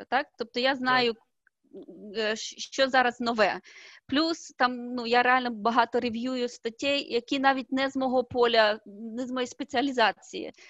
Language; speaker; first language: Ukrainian; native; Ukrainian